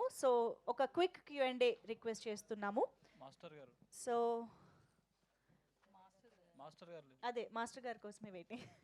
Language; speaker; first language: Telugu; native; Telugu